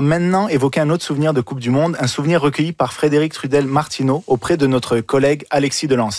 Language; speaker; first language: French; native; French